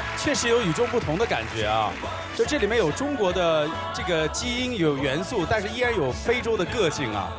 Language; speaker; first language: Chinese; native; Chinese